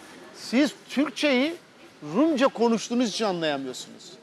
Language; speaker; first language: Turkish; non-native, local second language; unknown